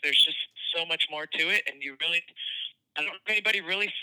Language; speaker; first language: English; native; English